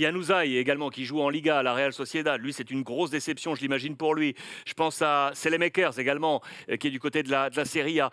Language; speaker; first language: French; native; French